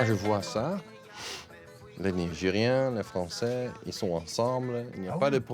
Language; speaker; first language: French; non-native, fluent; Dutch